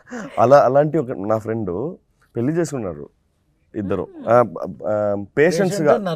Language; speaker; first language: Telugu; non-native, fluent; Tamil